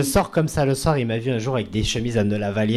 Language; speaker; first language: French; native; French